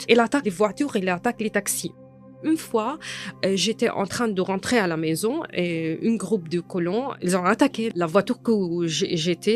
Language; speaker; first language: French; non-native, fluent; Arabic